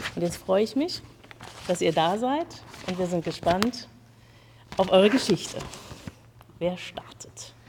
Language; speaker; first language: German; native; German